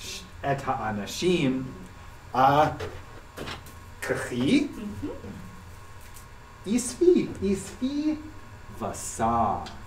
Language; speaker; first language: Hebrew; non-native, learner; English